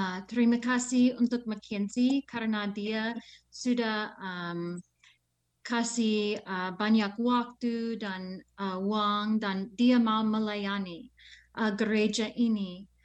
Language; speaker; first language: Indonesian; non-native, fluent; English